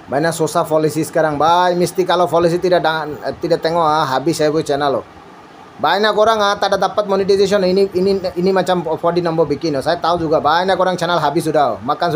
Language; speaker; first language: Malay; non-native, learner; Bangla